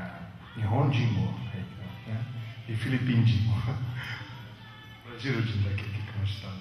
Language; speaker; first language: Japanese; non-native, learner; Portuguese